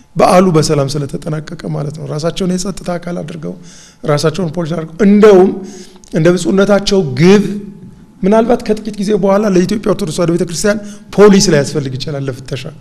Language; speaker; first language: Amharic; native; Amharic